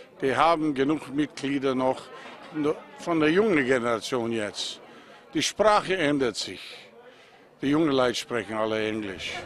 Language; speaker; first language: German; early bilingual, heritage; German